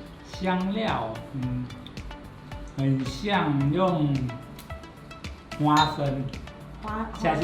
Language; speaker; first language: Chinese; non-native, fluent; Thai